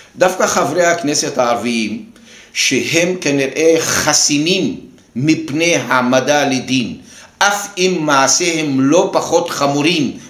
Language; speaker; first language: Hebrew; non-native, local second language; Arabic